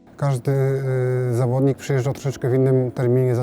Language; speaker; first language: Polish; native; Polish